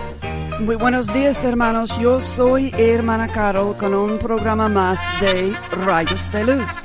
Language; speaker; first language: Spanish; early bilingual, heritage; Spanish